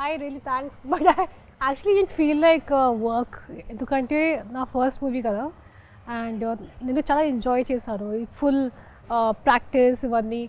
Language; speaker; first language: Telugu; non-native, local second language; Hindi